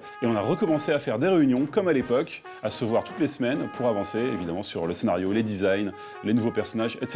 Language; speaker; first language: French; native; French